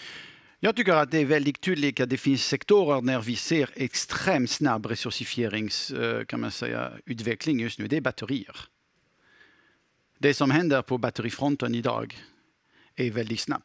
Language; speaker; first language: Swedish; non-native, fluent; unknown